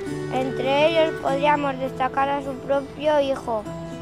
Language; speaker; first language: Spanish; native; Spanish